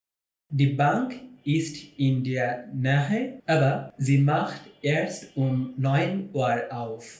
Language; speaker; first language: German; non-native, fluent; Bangla